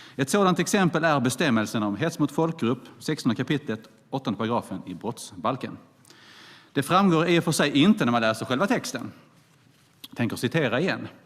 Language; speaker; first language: Swedish; native; Swedish